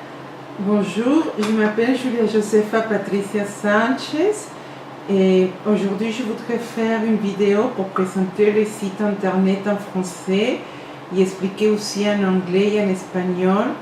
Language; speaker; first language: French; non-native, fluent; Spanish